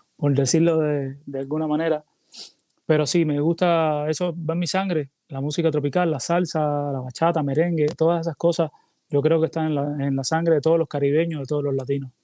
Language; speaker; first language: Spanish; native; Spanish